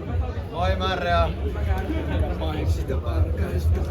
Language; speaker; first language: Finnish; non-native, learner; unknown